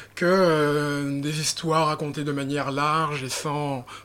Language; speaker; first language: French; native; French